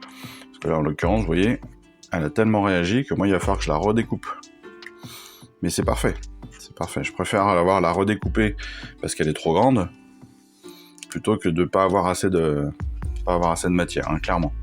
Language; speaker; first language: French; native; French